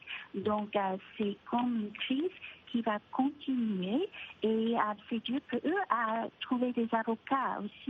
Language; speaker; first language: French; non-native, fluent; Spanish